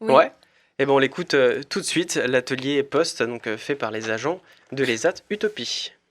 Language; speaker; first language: French; native; French